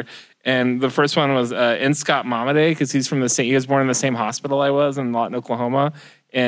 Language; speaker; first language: English; native; English